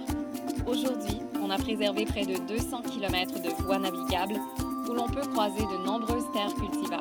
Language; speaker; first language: French; native; French